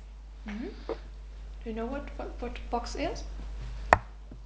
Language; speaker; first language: English; non-native, fluent; German